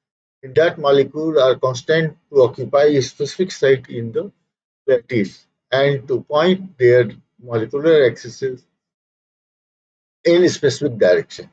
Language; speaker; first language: English; non-native, local second language; Hindi